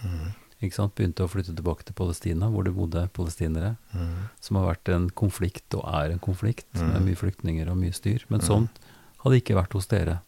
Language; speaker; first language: Norwegian; native; Norwegian